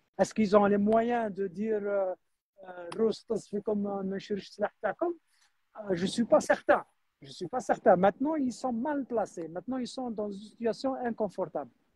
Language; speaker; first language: French; non-native, local second language; Arabic